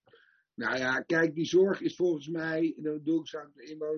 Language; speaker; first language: Dutch; native; Dutch